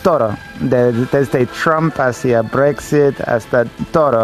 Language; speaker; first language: Spanish; non-native, fluent; English